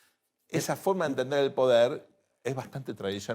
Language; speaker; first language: Spanish; native; Spanish